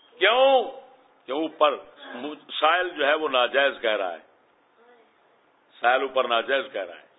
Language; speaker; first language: Urdu; native; Urdu